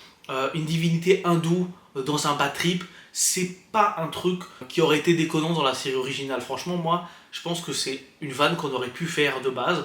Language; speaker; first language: French; native; French